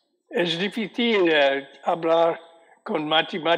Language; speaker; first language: Spanish; non-native, learner; English